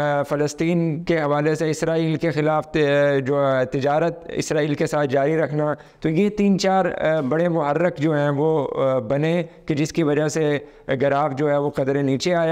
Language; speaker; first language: Urdu; native; Urdu